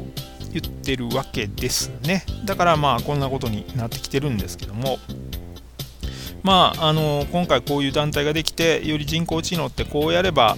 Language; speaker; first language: Japanese; native; Japanese